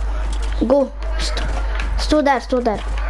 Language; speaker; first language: Swedish; early bilingual, other home language; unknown